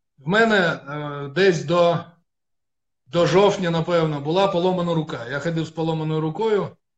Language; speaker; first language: Ukrainian; non-native, local second language; Russian